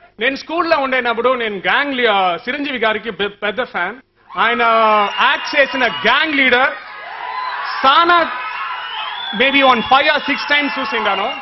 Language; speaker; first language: Telugu; non-native, learner; Tamil